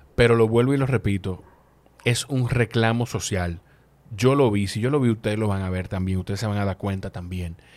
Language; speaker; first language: Spanish; native; Spanish